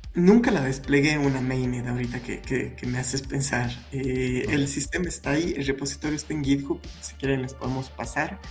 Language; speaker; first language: Spanish; native; Spanish